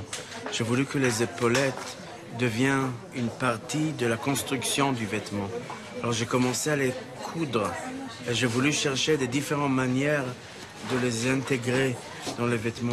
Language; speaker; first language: French; non-native, fluent; Hebrew